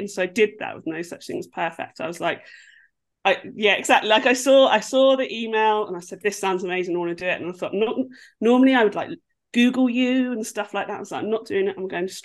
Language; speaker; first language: English; native; English